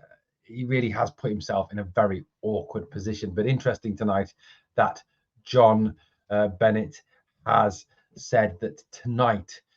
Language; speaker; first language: English; native; English